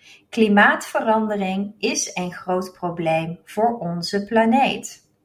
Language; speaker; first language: Dutch; native; Dutch